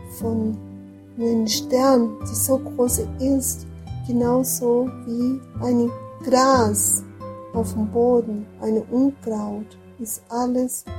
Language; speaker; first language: German; non-native, learner; Portuguese